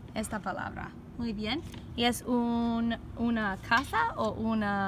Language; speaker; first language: Spanish; non-native, fluent; English